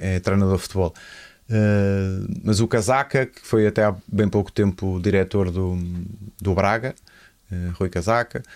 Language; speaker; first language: Portuguese; native; Portuguese